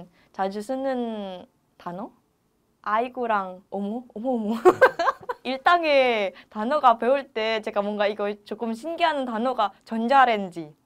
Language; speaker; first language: Korean; non-native, fluent; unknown